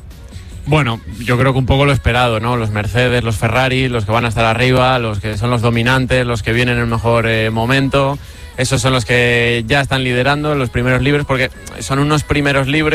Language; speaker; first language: Spanish; native; Spanish